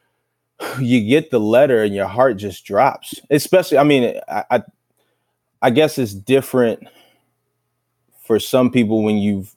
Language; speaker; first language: English; native; English